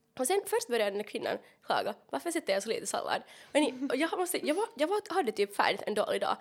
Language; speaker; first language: Swedish; native; Swedish